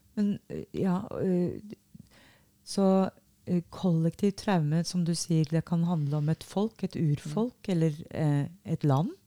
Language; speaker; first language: Norwegian; native; Norwegian